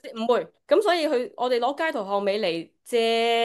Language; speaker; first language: Cantonese; native; Cantonese